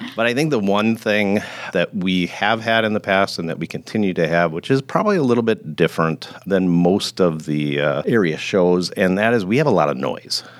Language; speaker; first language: English; native; English